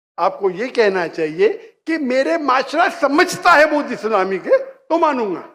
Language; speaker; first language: Urdu; non-native, local second language; Konkani